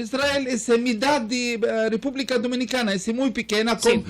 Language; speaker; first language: Spanish; non-native, learner; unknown